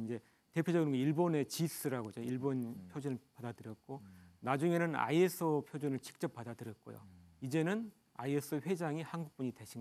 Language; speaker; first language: Korean; native; Korean